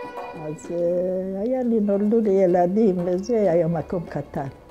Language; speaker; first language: Hebrew; non-native, fluent; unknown